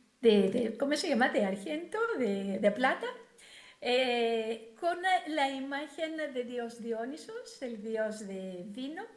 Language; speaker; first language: Spanish; non-native, fluent; Greek